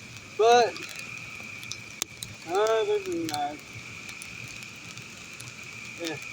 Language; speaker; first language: English; native; English